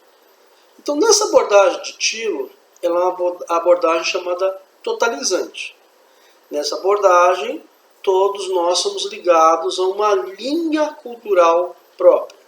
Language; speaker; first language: Portuguese; native; Portuguese